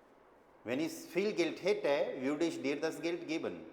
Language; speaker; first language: German; non-native, fluent; Hindi